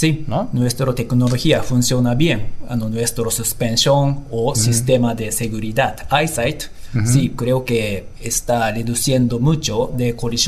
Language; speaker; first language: Spanish; non-native, learner; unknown